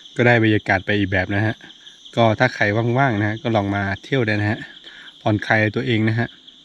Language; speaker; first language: Thai; non-native, local second language; S'gaw Karen